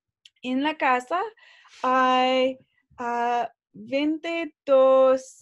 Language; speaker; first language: Spanish; non-native, learner; English